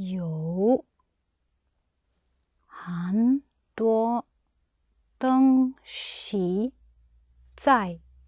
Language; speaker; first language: Chinese; non-native, learner; English